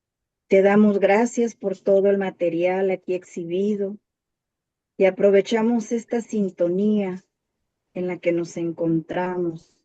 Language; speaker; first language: Spanish; native; Spanish